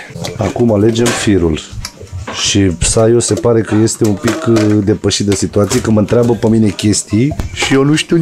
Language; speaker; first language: Romanian; native; Romanian